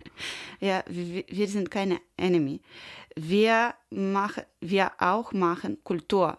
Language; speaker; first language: German; non-native, learner; Ukrainian